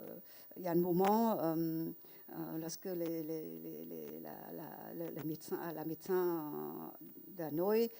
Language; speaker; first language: French; non-native, fluent; Vietnamese